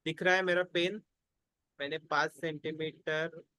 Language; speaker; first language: Hindi; non-native, local second language; Marathi